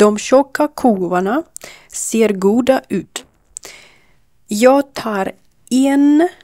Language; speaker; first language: Swedish; non-native, learner; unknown